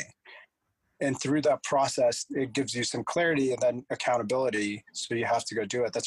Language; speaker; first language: English; non-native, local second language; Punjabi